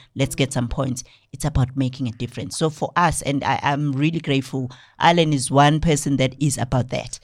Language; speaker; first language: English; non-native, local second language; Zulu